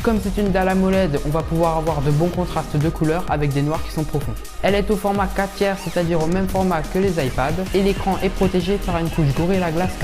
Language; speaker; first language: French; native; French